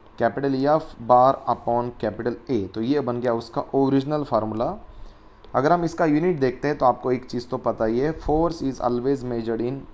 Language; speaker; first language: Hindi; non-native, local second language; Marathi